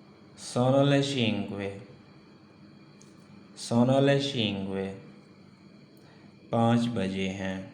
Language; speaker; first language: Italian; non-native, learner; Urdu